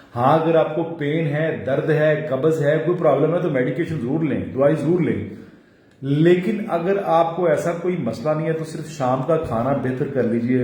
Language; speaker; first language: Urdu; non-native, local second language; Punjabi